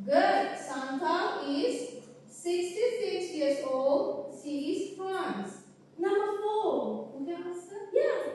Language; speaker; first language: English; non-native, fluent; Indonesian